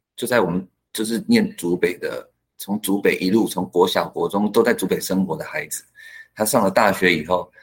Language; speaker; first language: Chinese; non-native, local second language; Hakka Chinese